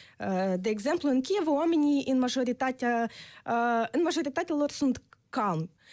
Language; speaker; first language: Romanian; non-native, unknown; Ukrainian